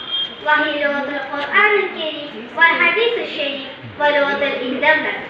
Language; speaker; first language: Arabic; non-native, learner; Malayalam